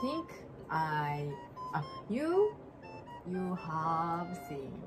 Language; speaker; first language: English; non-native, learner; Japanese